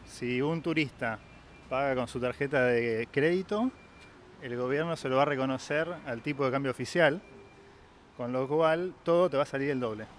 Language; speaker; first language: Spanish; native; Spanish